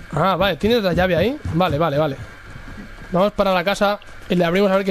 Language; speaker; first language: Spanish; native; Spanish